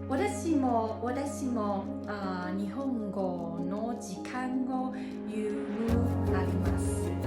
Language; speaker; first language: Japanese; non-native, learner; Chinese